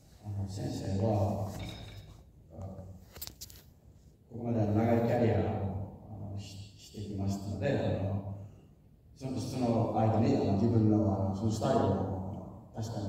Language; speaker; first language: Japanese; non-native, fluent; Finnish